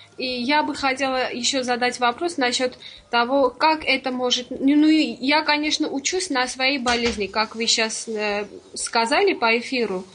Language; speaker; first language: Russian; non-native, fluent; Armenian